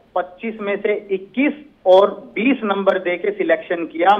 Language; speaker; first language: Hindi; native; Hindi